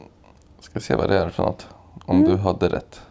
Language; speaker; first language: Swedish; native; Swedish